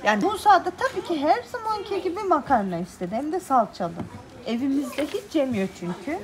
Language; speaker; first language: Turkish; native; Turkish